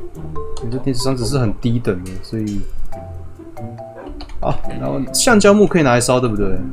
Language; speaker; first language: Chinese; native; Chinese